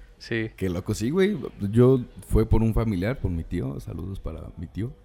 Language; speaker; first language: Spanish; native; Spanish